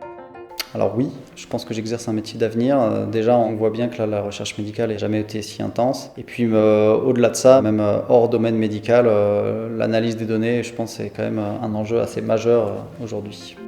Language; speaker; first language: French; native; French